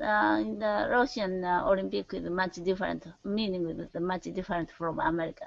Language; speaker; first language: English; non-native, learner; Japanese